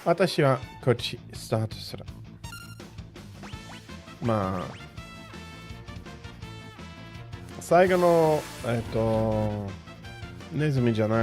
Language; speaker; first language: Japanese; non-native, learner; English